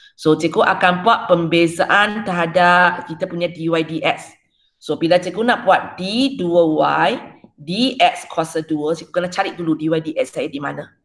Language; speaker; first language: Malay; non-native, local second language; Chinese